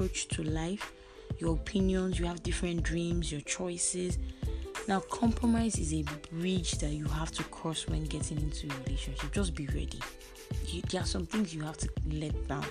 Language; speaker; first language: English; non-native, local second language; Igbo